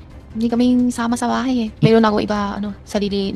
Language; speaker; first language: Filipino; non-native, learner; Chinese